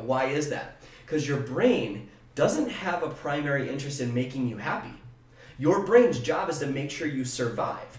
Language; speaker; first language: English; native; English